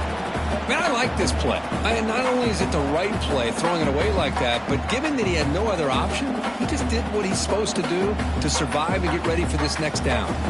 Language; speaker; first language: English; native; English